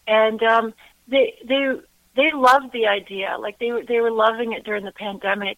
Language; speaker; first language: English; native; English